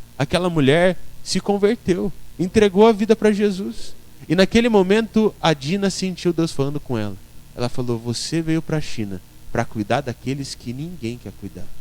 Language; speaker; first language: Portuguese; native; Portuguese